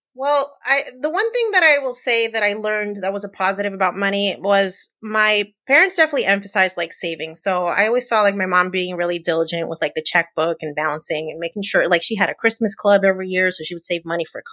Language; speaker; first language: English; early bilingual, other home language; Spanish